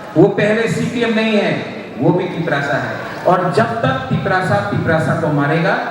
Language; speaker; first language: Hindi; non-native, local second language; Bangla